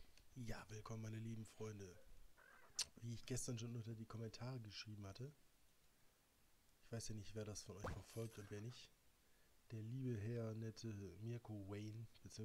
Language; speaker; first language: German; native; German